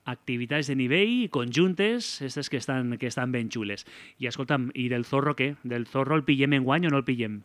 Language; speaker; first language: Catalan; native; Catalan